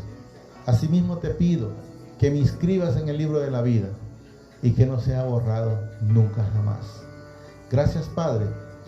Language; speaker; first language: Spanish; native; Spanish